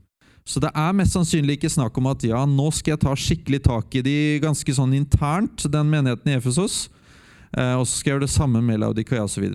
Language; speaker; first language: Norwegian; native; Norwegian